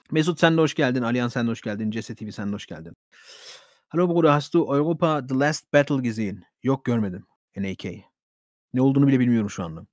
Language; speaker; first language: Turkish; early bilingual, heritage; Turkish